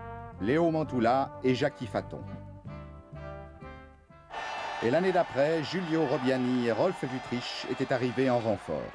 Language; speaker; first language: French; native; French